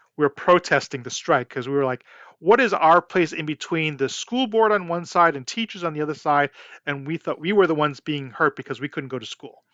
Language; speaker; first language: English; early bilingual, other home language; Chinese